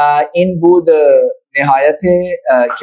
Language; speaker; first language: Persian; non-native, fluent; Urdu